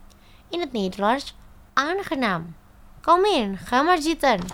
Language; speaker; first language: Dutch; non-native, fluent; Indonesian